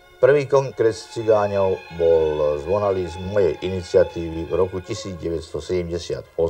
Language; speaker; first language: Slovak; non-native, local second language; Romany